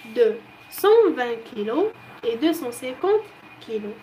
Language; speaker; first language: French; non-native, local second language; Arabic